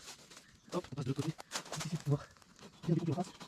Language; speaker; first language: French; native; French